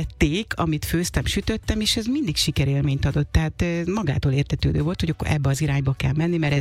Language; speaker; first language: Hungarian; native; Hungarian